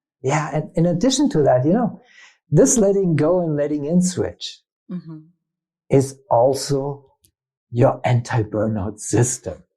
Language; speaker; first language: English; non-native, fluent; German